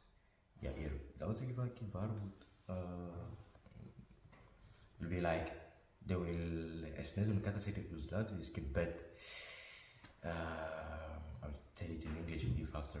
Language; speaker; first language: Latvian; non-native, learner; French